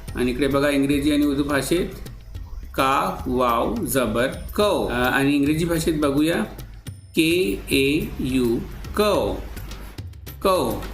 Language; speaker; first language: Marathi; non-native, local second language; Urdu